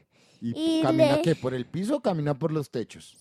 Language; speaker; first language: Spanish; native; Spanish